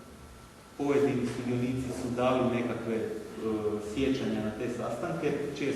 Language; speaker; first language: Croatian; native; Croatian